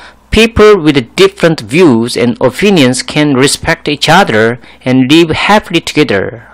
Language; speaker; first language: English; non-native, fluent; Korean